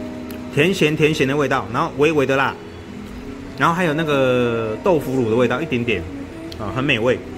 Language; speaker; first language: Chinese; native; Chinese